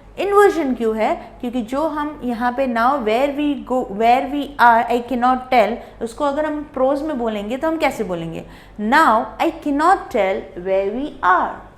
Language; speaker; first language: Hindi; non-native, local second language; Bangla